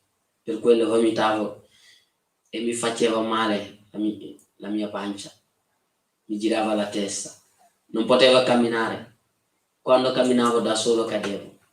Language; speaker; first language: Italian; non-native, fluent; Wolof